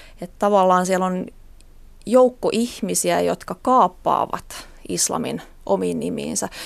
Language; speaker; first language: Finnish; native; Finnish